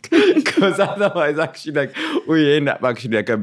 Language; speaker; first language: English; non-native, fluent; Japanese